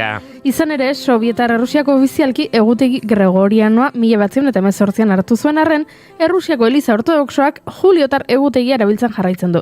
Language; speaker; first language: Basque; native; Basque